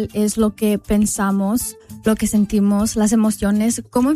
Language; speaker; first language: Spanish; early bilingual, heritage; Spanish